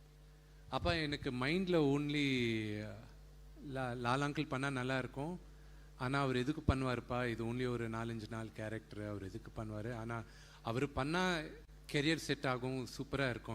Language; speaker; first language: Tamil; non-native, local second language; Telugu